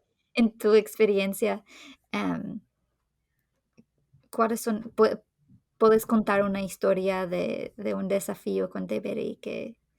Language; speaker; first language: Spanish; non-native, fluent; English